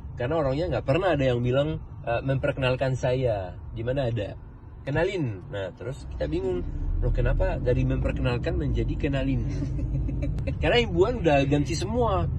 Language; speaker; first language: Indonesian; non-native, fluent; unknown